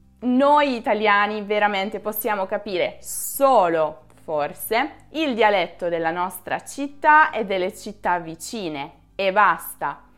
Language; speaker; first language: Italian; native; Italian